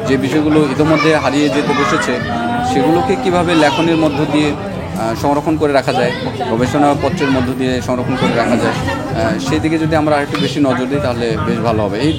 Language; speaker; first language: Bangla; non-native, local second language; Garo